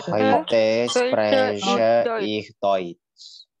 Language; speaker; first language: German; non-native, learner; Indonesian